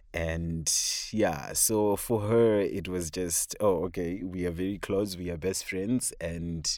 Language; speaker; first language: English; non-native, local second language; Shona